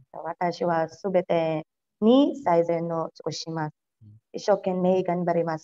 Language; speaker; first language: Japanese; non-native, learner; Filipino